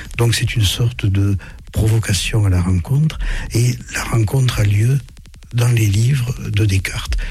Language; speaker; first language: French; early bilingual, other home language; German